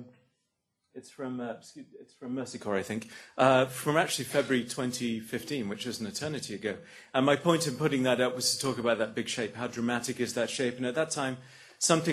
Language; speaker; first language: English; native; English